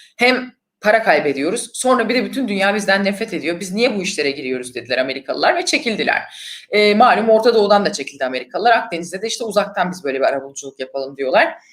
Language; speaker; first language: Turkish; native; Turkish